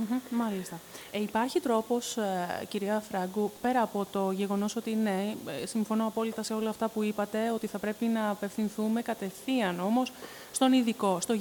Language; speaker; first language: Greek; native; Greek